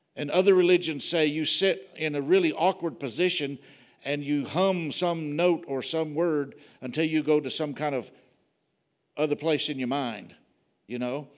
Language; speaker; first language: English; native; English